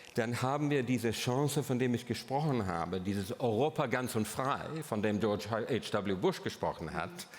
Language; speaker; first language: German; non-native, fluent; English